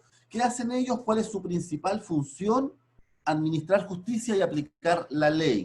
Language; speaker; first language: Spanish; native; Spanish